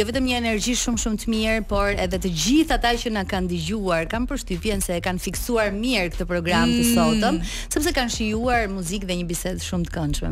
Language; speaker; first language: Albanian; native; Albanian